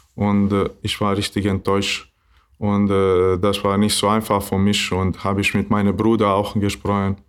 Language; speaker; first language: German; non-native, learner; Bosnian